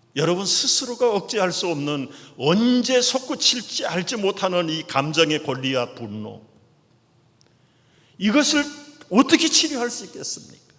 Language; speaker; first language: Korean; native; Korean